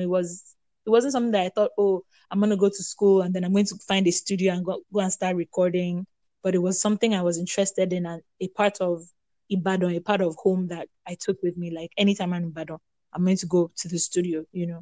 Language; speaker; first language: English; non-native, local second language; Yoruba